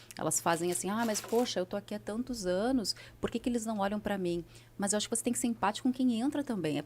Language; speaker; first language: Portuguese; native; Portuguese